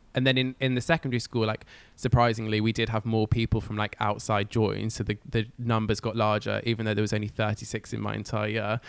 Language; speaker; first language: English; native; English